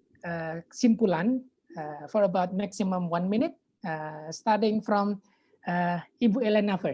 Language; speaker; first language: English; non-native, fluent; Indonesian